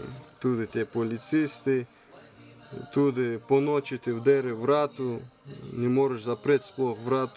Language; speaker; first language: Slovenian; non-native, learner; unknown